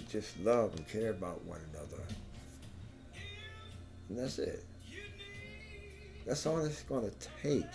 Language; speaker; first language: English; native; English